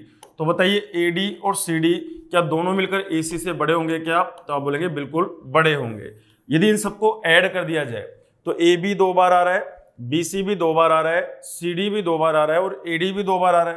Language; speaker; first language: Hindi; native; Hindi